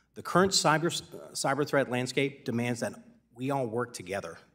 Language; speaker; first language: English; native; English